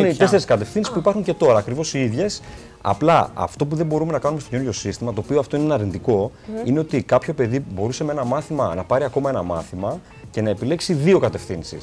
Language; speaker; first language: Greek; native; Greek